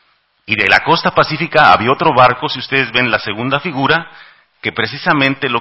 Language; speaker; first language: Spanish; native; Spanish